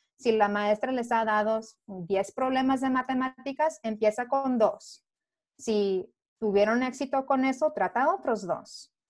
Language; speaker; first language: Spanish; early bilingual, heritage; Spanish